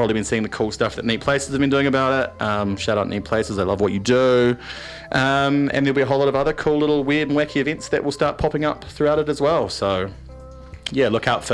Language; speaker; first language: English; native; English